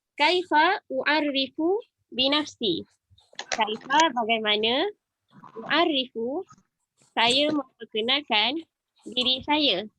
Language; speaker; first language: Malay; native; Malay